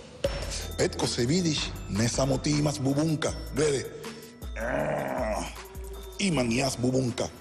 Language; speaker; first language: Bulgarian; non-native, learner; Spanish